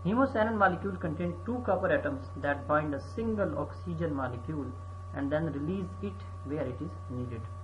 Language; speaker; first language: English; non-native, local second language; Urdu